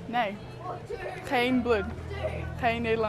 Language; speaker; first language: Dutch; non-native, learner; English